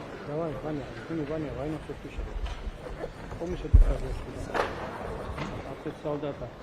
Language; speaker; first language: Russian; non-native, local second language; Georgian